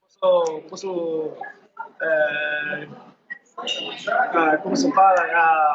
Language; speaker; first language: Portuguese; non-native, learner; English